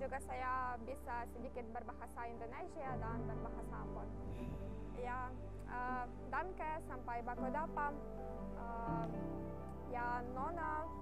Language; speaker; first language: Indonesian; non-native, learner; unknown